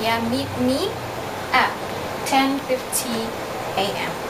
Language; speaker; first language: English; non-native, learner; Indonesian